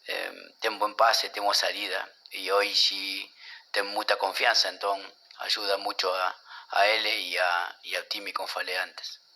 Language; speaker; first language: Portuguese; non-native, learner; Spanish